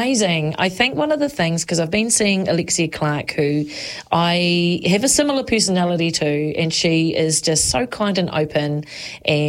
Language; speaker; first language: English; native; English